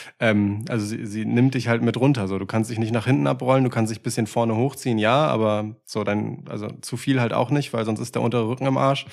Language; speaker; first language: German; early bilingual, other home language; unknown